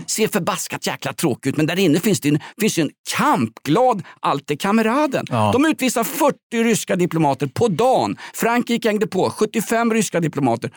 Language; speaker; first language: Swedish; native; Swedish